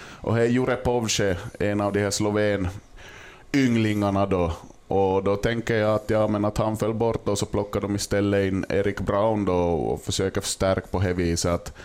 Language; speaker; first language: Swedish; native; Swedish